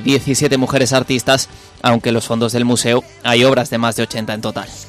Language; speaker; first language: Spanish; native; Spanish